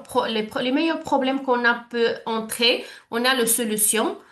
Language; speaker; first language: French; non-native, learner; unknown